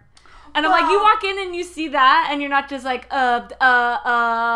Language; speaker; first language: English; native; English